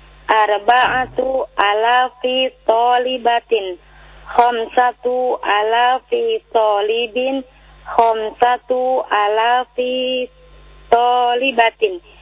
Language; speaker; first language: Arabic; non-native, learner; Indonesian